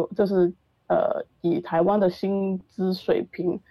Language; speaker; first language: Chinese; non-native, local second language; Cantonese